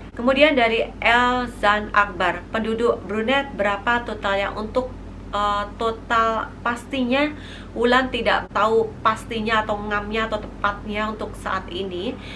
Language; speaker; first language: Indonesian; native; Indonesian